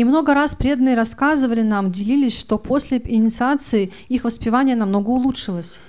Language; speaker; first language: Russian; native; Russian